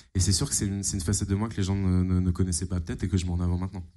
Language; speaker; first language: French; native; French